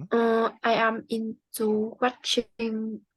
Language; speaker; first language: English; non-native, learner; Vietnamese